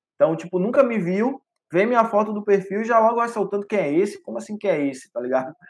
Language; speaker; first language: Portuguese; native; Portuguese